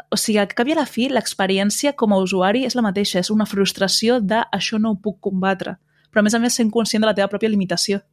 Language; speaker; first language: Catalan; native; Catalan